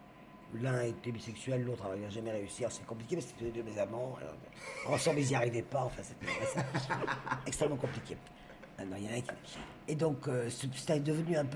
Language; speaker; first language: French; native; French